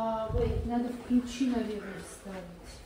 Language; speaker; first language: Russian; early bilingual, heritage; Russian